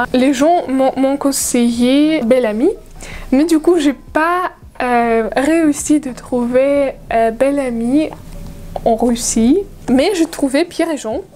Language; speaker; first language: French; non-native, fluent; Russian